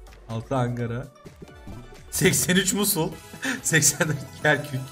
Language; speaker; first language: Turkish; native; Turkish